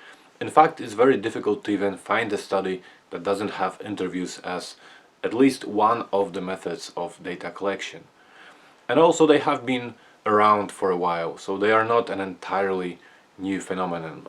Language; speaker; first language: English; non-native, fluent; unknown